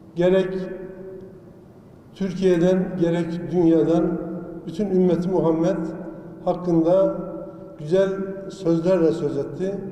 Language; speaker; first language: Turkish; native; Turkish